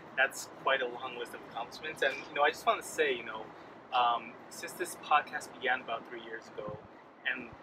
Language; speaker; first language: English; early bilingual, other home language; Spanish